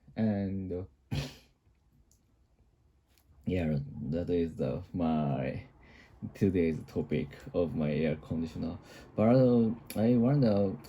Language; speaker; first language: English; non-native, learner; Japanese